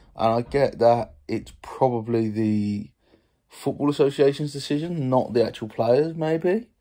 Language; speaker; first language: English; native; English